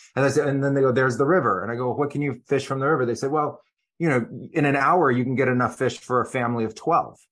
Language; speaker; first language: English; native; English